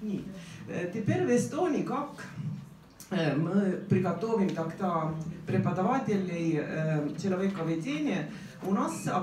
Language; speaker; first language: Russian; non-native, fluent; Estonian